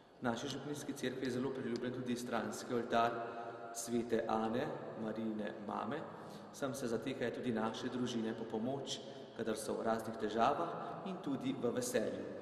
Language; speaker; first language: Slovenian; native; Slovenian